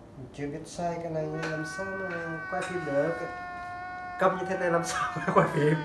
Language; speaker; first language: Vietnamese; non-native, local second language; Jarai